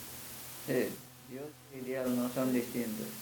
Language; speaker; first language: Spanish; non-native, fluent; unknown